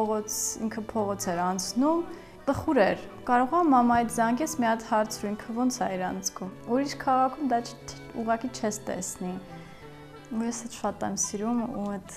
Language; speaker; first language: Armenian; early bilingual, heritage; Armenian